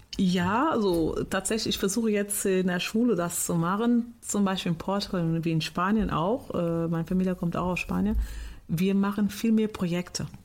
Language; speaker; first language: German; non-native, fluent; Portuguese